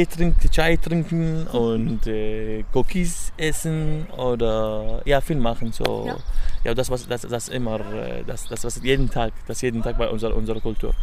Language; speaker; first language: German; non-native, learner; Arabic